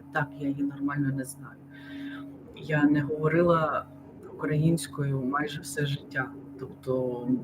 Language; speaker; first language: Ukrainian; non-native, local second language; Russian